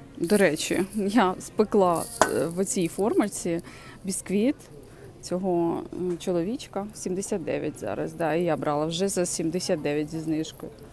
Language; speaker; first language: Ukrainian; non-native, local second language; Russian